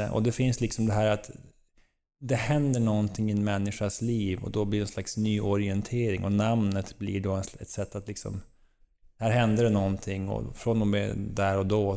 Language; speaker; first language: Swedish; native; Swedish